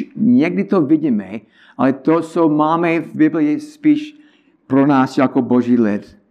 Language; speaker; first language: Czech; non-native, learner; English